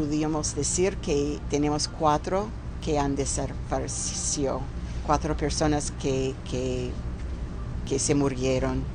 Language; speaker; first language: Spanish; non-native, fluent; English